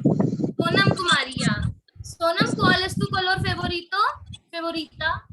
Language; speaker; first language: Spanish; non-native, learner; Hindi